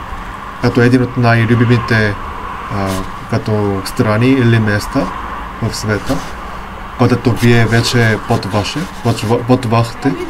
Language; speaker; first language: Bulgarian; non-native, learner; Korean